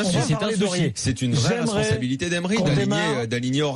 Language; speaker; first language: French; native; French